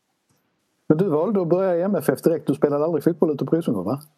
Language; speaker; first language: Swedish; native; Swedish